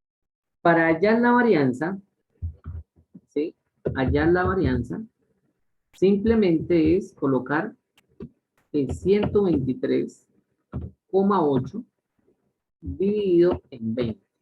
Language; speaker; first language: Spanish; native; Spanish